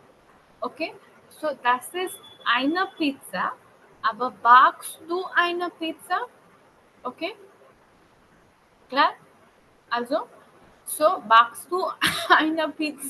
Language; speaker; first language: German; non-native, fluent; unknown